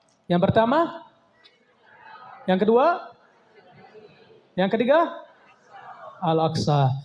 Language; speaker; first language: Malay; non-native, fluent; Arabic